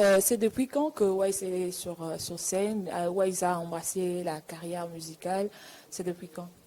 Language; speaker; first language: French; non-native, local second language; Lingala